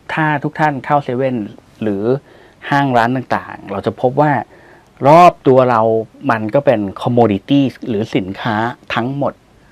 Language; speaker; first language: Thai; native; Thai